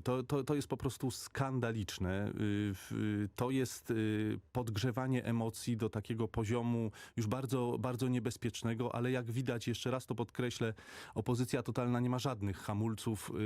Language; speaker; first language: Polish; native; Polish